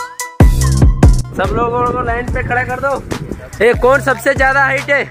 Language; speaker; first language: Hindi; native; Hindi